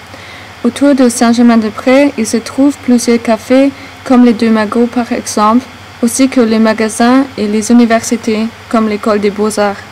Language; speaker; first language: French; non-native, learner; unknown